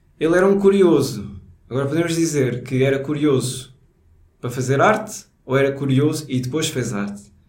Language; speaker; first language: Portuguese; native; Portuguese